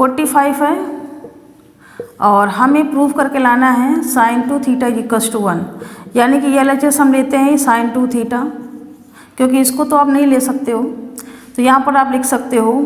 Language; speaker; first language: Hindi; native; Hindi